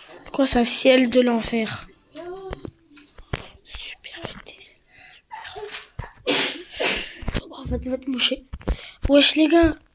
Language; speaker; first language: French; native; French